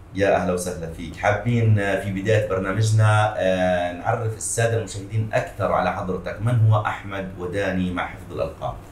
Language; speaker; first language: Arabic; native; Arabic